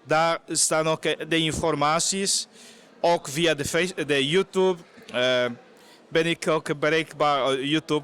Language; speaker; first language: Dutch; non-native, fluent; Portuguese